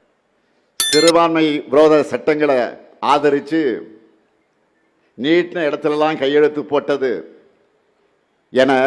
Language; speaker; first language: Tamil; native; Tamil